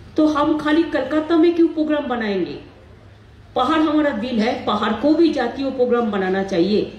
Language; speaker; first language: Hindi; non-native, local second language; Bangla